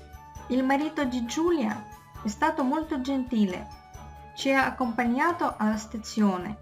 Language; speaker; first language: Italian; non-native, fluent; Russian